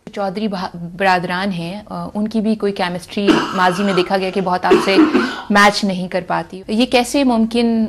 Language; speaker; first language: Urdu; native; Urdu